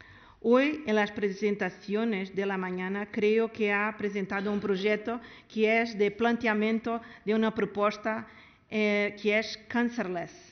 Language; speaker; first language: Spanish; non-native, learner; Portuguese